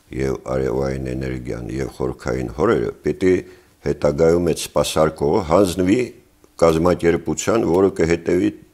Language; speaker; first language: Armenian; native; Armenian